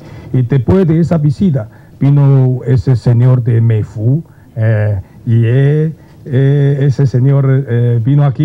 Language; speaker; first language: Spanish; non-native, learner; Chinese